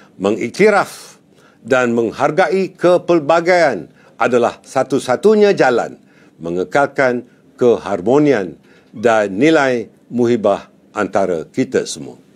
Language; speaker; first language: Malay; native; Malay